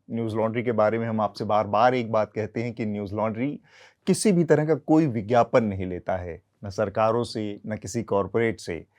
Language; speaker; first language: Hindi; native; Hindi